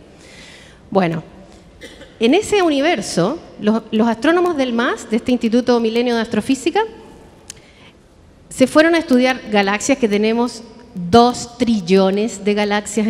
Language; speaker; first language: Spanish; native; Spanish